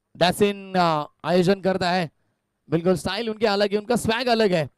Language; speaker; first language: Hindi; non-native, local second language; Marathi